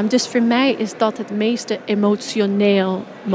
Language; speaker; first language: Dutch; non-native, fluent; English